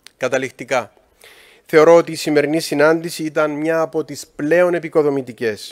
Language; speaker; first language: Greek; native; Greek